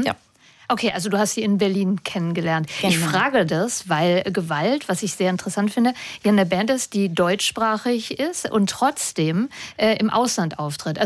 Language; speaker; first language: German; native; German